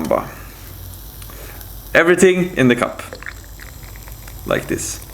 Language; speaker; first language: English; non-native, fluent; Norwegian